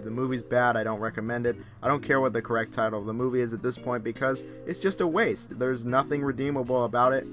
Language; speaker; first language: English; native; English